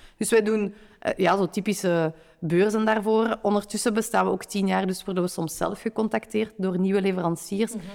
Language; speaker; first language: Dutch; native; Dutch